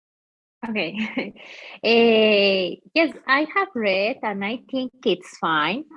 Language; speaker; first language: English; non-native, learner; Spanish